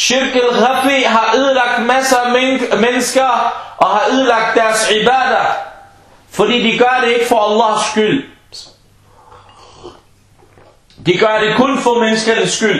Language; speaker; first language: Danish; non-native, fluent; Arabic